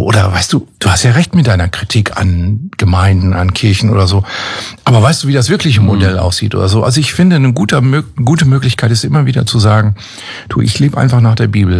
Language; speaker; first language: German; native; German